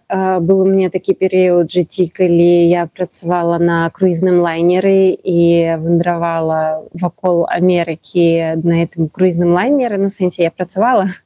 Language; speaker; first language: Belarusian; non-native, local second language; Russian